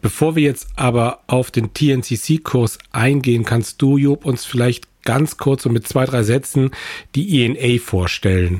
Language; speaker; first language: German; native; German